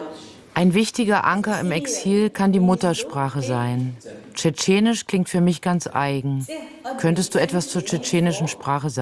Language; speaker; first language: German; native; German